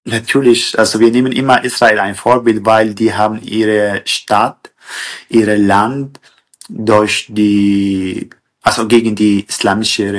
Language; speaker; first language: German; non-native, fluent; Kurdish